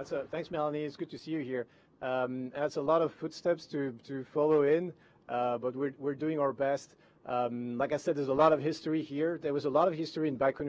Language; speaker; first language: English; non-native, fluent; French